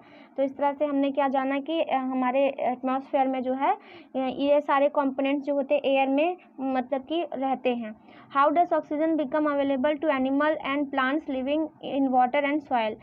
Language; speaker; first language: Hindi; native; Hindi